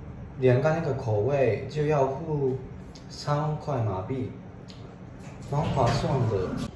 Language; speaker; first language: Chinese; non-native, fluent; Japanese